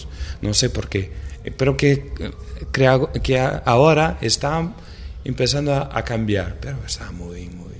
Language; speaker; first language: Spanish; non-native, fluent; Portuguese